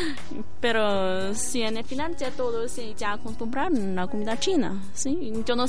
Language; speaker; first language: Spanish; non-native, learner; Chinese